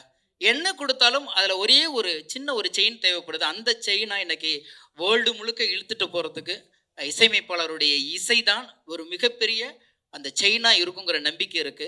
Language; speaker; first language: Tamil; native; Tamil